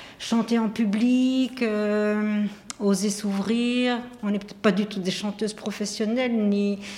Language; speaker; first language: French; native; French